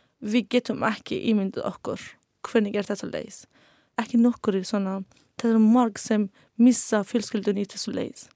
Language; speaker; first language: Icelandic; non-native, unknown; Persian